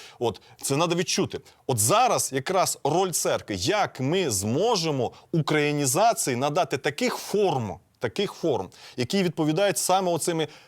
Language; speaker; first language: Ukrainian; native; Ukrainian